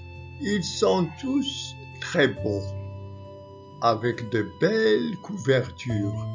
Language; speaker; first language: French; non-native, local second language; Arabic